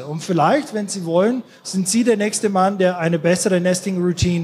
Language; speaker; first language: German; non-native, fluent; English